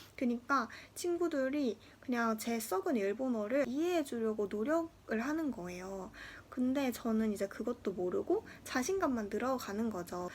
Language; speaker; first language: Korean; native; Korean